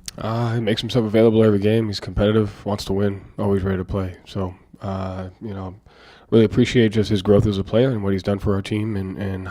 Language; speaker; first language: English; native; English